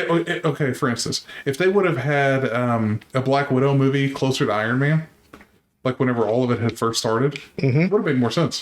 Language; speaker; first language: English; native; English